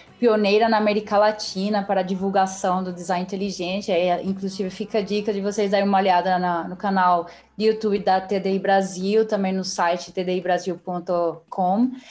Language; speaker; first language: Portuguese; non-native, fluent; Spanish